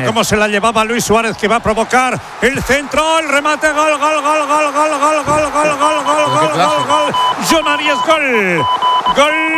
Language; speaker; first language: Spanish; native; Spanish